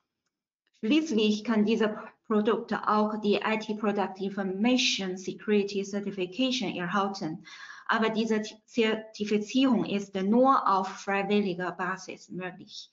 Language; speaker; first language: German; non-native, fluent; Chinese